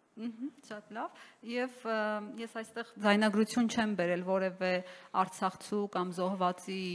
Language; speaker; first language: Armenian; native; Armenian